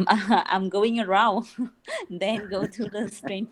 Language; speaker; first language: English; non-native, learner; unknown